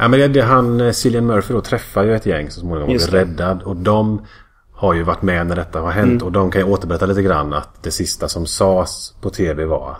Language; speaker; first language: Swedish; native; Swedish